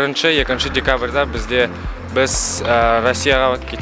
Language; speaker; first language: Kazakh; non-native, local second language; Russian